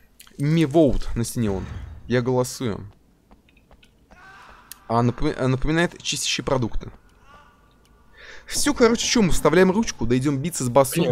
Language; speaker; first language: Russian; native; Russian